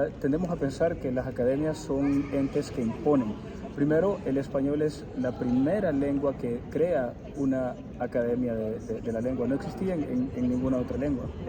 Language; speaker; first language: Spanish; early bilingual, heritage; Spanish